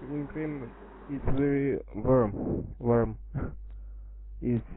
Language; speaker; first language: English; non-native, learner; Russian